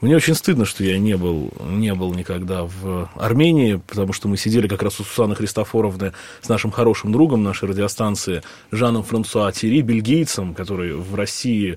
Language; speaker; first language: Russian; native; Russian